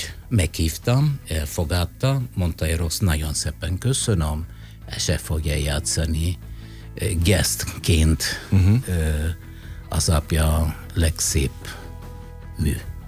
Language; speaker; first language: Hungarian; non-native, fluent; Italian